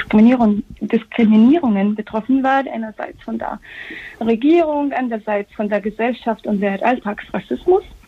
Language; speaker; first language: German; non-native, fluent; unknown